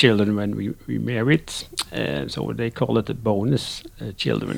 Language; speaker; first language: English; non-native, learner; Dutch